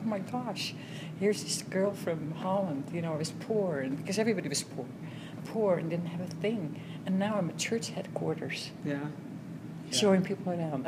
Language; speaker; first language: English; non-native, fluent; Dutch